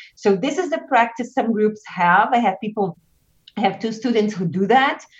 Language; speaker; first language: English; non-native, fluent; Portuguese